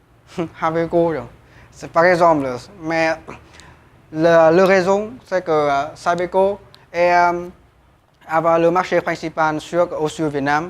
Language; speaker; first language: French; non-native, learner; Vietnamese